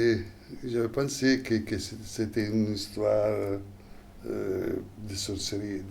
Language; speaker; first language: French; non-native, fluent; Italian